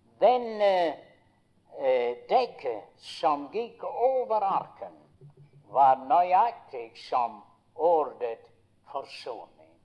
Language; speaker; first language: Norwegian; early bilingual, heritage; Norwegian